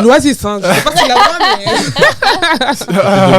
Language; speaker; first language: French; native; French